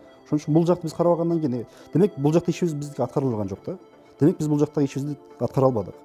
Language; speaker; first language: Kyrgyz; native; Kyrgyz